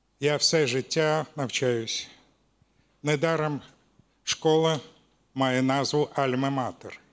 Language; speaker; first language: Ukrainian; non-native, local second language; Russian